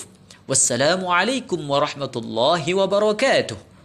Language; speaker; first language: Arabic; non-native, fluent; Indonesian